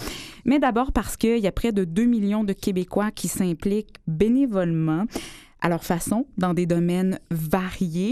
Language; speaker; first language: French; native; French